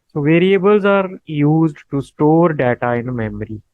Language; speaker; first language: English; non-native, local second language; Punjabi